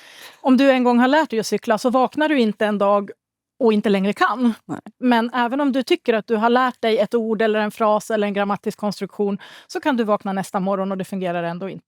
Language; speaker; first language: Swedish; native; Swedish